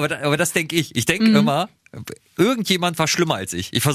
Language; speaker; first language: German; native; German